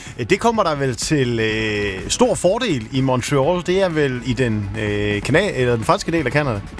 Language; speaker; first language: Danish; native; Danish